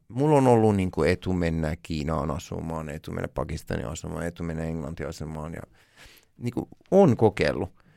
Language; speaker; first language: Finnish; early bilingual, other home language; Persian